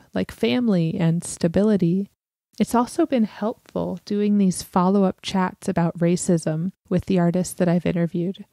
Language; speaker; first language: English; native; English